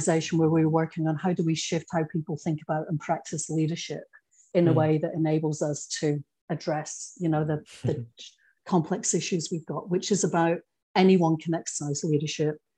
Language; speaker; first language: English; native; English